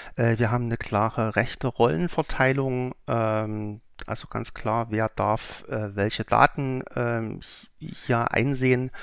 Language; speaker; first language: German; native; German